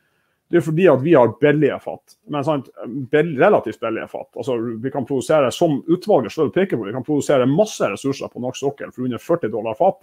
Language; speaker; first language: Norwegian; native; Norwegian